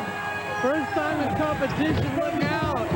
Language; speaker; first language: English; native; English